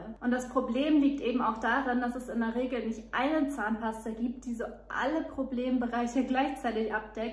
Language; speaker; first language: German; native; German